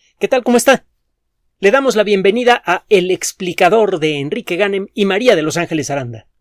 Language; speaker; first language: Spanish; native; Spanish